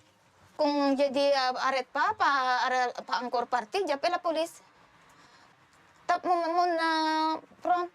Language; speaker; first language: French; non-native, learner; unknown